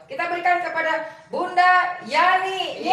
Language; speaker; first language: Indonesian; native; Indonesian